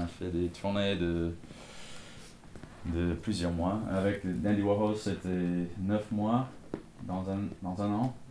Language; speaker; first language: French; non-native, fluent; English